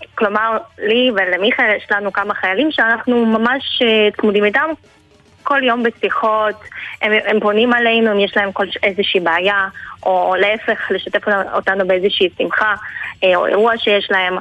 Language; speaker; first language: Hebrew; non-native, fluent; Ukrainian